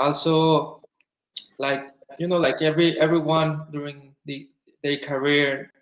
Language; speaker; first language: English; non-native, fluent; Spanish